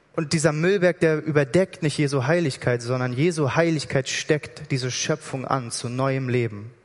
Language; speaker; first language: German; native; German